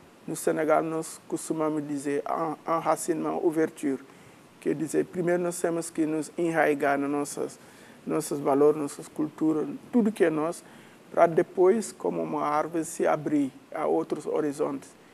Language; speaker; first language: Portuguese; non-native, fluent; Wolof